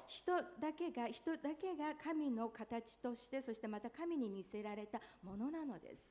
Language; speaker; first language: Japanese; non-native, fluent; Chinese